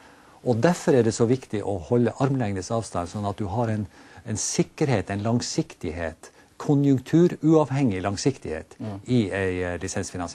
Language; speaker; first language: Norwegian; native; Norwegian